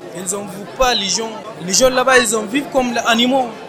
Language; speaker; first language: French; non-native, learner; Arabic